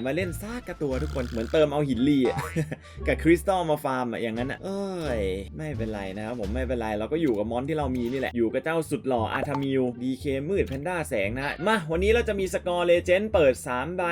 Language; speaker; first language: Thai; native; Thai